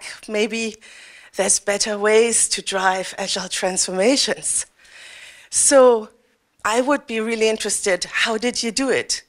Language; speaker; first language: English; non-native, fluent; German